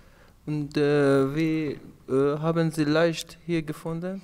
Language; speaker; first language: German; non-native, learner; Persian